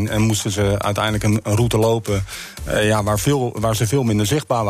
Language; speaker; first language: Dutch; native; Dutch